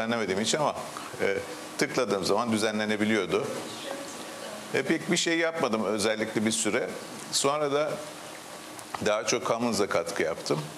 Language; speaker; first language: Turkish; native; Turkish